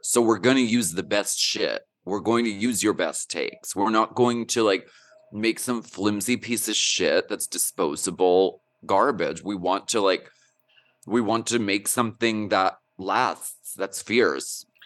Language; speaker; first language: English; native; English